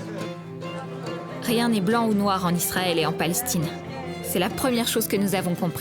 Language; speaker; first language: French; native; French